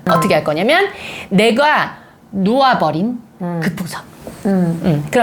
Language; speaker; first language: Korean; native; Korean